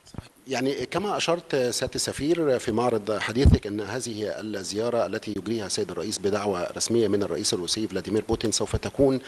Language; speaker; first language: Arabic; native; Arabic